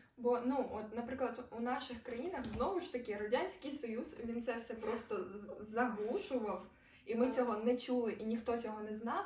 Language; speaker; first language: Ukrainian; non-native, local second language; Russian